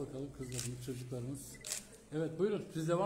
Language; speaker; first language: Turkish; native; Turkish